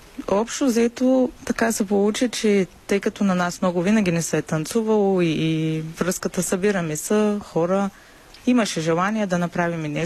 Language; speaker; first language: Bulgarian; native; Bulgarian